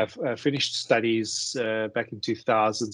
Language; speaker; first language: English; native; English